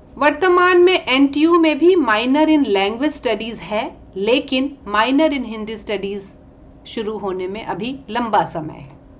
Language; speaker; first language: Hindi; native; Hindi